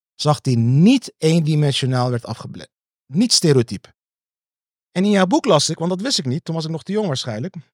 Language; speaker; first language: Dutch; early bilingual, other home language; Turkish